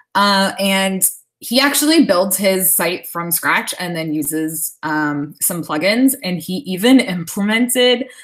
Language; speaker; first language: English; native; English